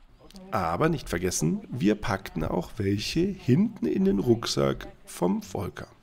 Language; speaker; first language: German; native; German